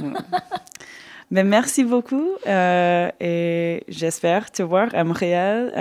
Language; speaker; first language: French; non-native, fluent; English